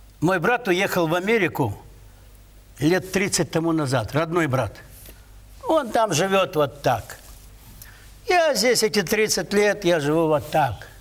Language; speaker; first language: Russian; native; Russian